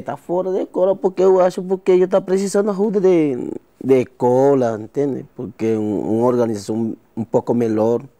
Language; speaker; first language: Portuguese; non-native, learner; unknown